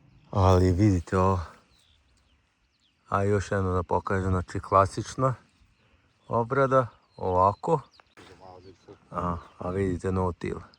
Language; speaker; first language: Croatian; native; Croatian